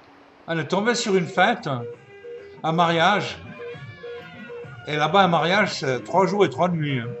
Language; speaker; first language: French; native; French